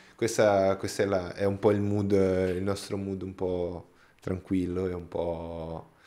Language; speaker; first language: Italian; non-native, fluent; Portuguese